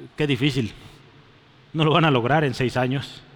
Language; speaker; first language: Spanish; native; Spanish